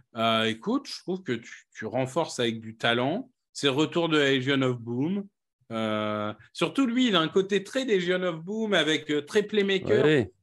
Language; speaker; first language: French; native; French